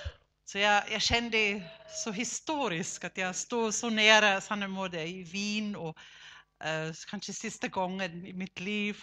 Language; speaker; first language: Swedish; non-native, fluent; German